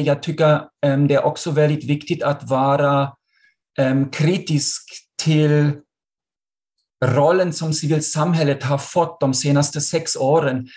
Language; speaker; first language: Swedish; non-native, fluent; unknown